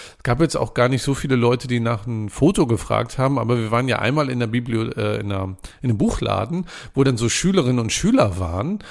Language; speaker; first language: German; native; German